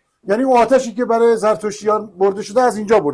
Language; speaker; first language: Persian; native; Persian